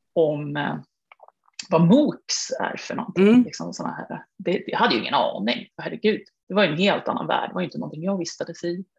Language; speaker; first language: Swedish; native; Swedish